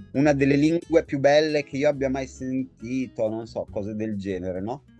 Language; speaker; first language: Italian; native; Italian